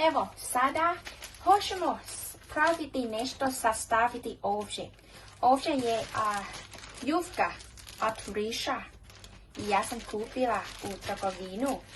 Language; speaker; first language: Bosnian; non-native, learner; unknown